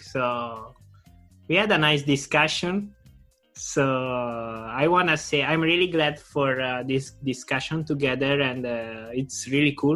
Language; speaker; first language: English; non-native, learner; Italian